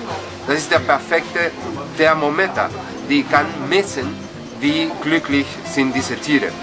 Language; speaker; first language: German; non-native, learner; Spanish